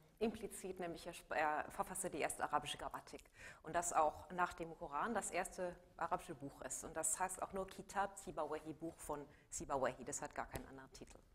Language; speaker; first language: German; native; German